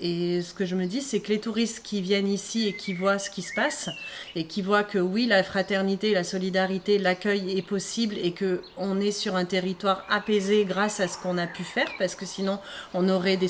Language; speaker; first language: French; native; French